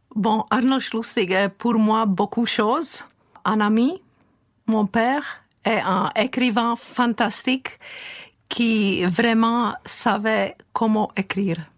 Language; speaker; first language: French; non-native, fluent; Czech